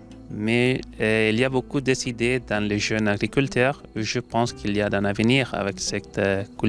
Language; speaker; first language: French; non-native, learner; Spanish